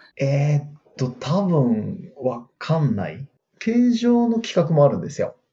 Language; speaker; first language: Japanese; native; Japanese